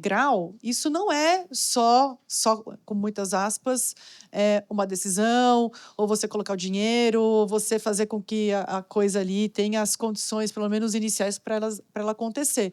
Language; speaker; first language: Portuguese; native; Portuguese